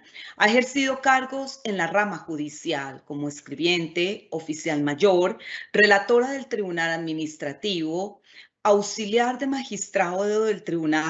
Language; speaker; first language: Spanish; native; Spanish